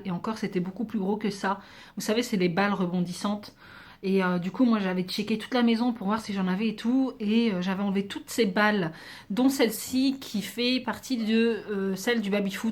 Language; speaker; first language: French; native; French